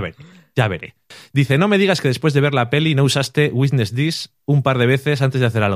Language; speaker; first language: Spanish; native; Spanish